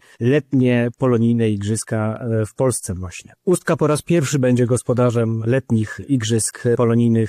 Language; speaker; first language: Polish; native; Polish